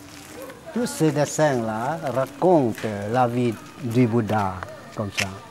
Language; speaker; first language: French; non-native, fluent; Lao